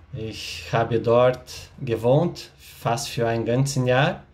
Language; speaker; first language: German; non-native, learner; Portuguese